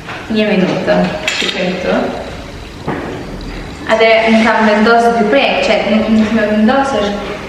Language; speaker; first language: Albanian; early bilingual, heritage; Albanian